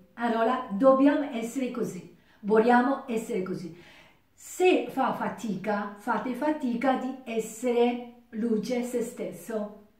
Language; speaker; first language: Italian; non-native, learner; Japanese